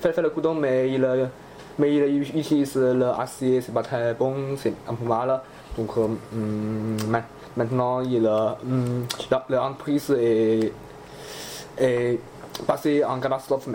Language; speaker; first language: French; non-native, learner; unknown